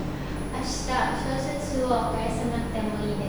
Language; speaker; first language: Japanese; non-native, learner; Indonesian